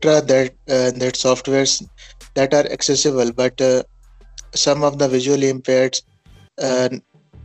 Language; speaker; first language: English; non-native, local second language; Punjabi